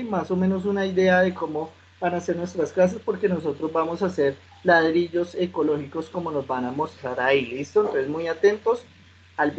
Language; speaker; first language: Spanish; native; Spanish